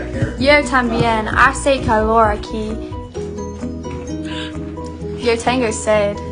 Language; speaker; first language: Spanish; non-native, learner; English